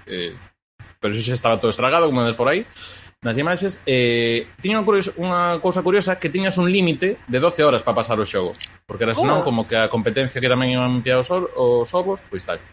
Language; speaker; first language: Galician; non-native, local second language; Spanish